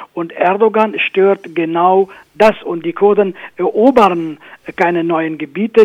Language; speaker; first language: German; non-native, fluent; Kurdish